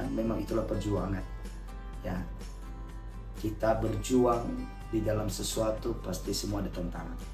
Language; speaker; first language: Indonesian; native; Indonesian